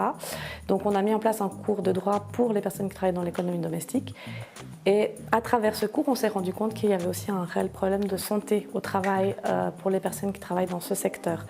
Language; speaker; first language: French; native; French